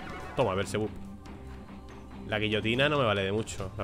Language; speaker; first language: Spanish; native; Spanish